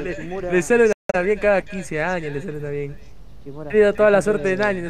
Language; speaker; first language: Spanish; native; Spanish